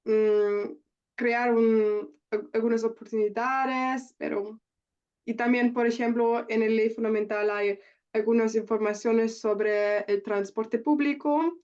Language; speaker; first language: Spanish; non-native, learner; German